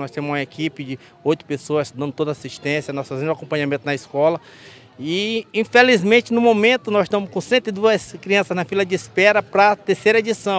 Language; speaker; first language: Portuguese; native; Portuguese